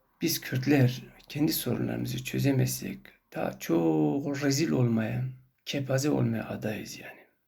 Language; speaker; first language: Turkish; non-native, local second language; Kurdish